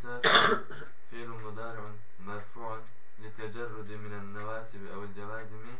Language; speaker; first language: Arabic; non-native, learner; Turkish